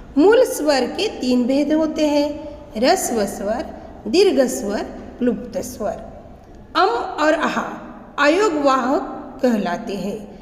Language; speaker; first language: Hindi; non-native, local second language; Marathi